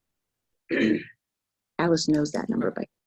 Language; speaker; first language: English; native; English